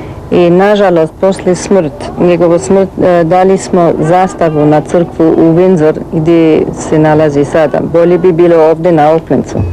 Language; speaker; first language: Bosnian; early bilingual, heritage; Bosnian